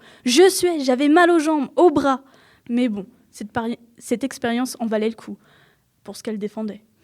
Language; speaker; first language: French; native; French